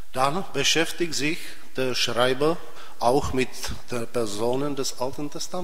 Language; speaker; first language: German; non-native, fluent; Czech